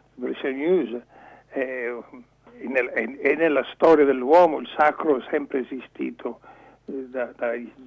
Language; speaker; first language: Italian; native; Italian